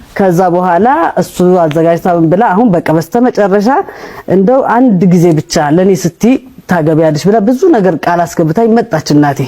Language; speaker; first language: Amharic; early bilingual, heritage; Amharic